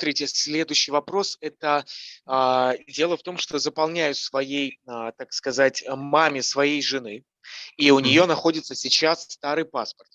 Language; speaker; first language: Russian; native; Russian